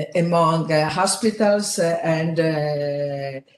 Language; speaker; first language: English; non-native, fluent; Italian